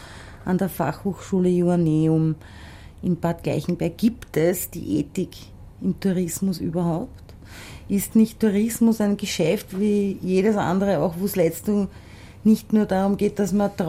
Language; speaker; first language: German; native; German